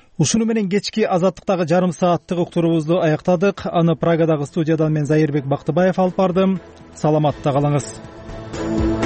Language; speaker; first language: Kyrgyz; native; Kyrgyz